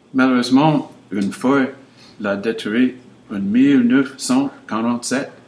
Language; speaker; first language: French; non-native, learner; English